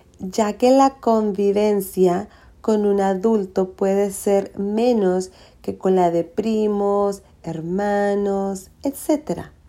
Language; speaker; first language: Spanish; early bilingual, heritage; Spanish